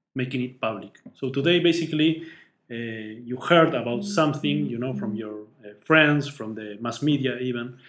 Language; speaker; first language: English; non-native, fluent; Spanish